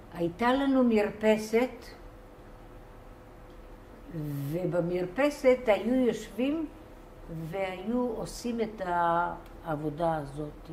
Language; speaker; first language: Hebrew; non-native, fluent; Bulgarian